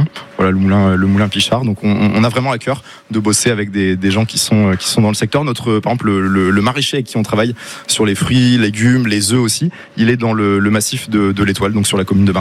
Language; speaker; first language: French; native; French